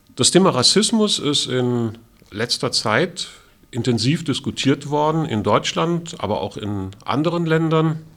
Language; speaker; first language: German; native; German